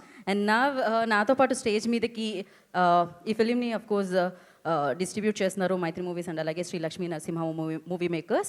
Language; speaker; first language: Telugu; native; Telugu